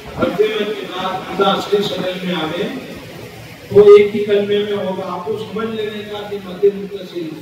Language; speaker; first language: Urdu; native; Urdu